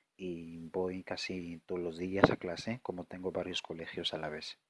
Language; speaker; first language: Spanish; non-native, fluent; French